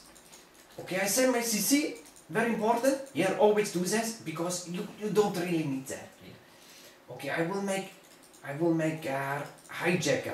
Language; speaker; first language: English; non-native, learner; German